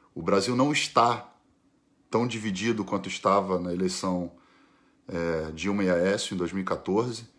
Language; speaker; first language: Portuguese; native; Portuguese